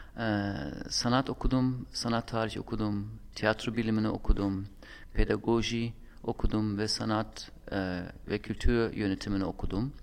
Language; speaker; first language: Turkish; non-native, fluent; German